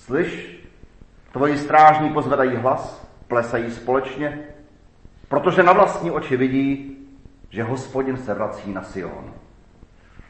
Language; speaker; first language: Czech; native; Czech